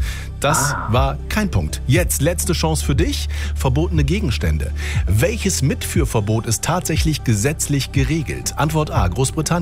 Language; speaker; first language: German; native; German